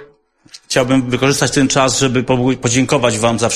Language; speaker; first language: Polish; native; Polish